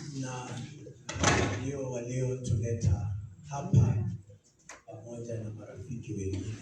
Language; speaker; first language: Swahili; non-native, local second language; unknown